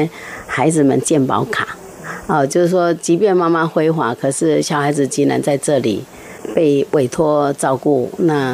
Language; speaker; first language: Chinese; native; Chinese